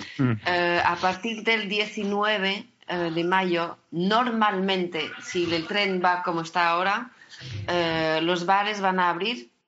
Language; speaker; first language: Spanish; early bilingual, heritage; French